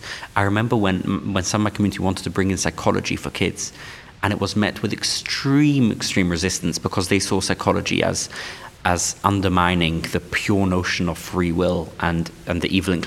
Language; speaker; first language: English; non-native, local second language; Yiddish